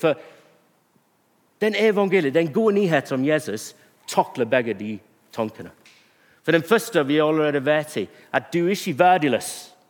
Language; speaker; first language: Norwegian; non-native, fluent; English